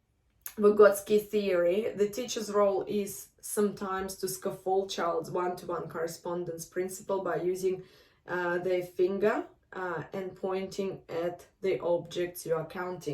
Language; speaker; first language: English; non-native, fluent; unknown